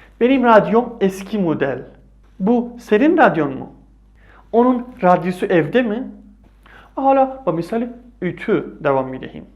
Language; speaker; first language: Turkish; non-native, fluent; Persian